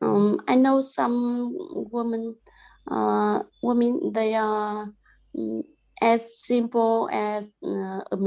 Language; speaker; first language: English; non-native, learner; Vietnamese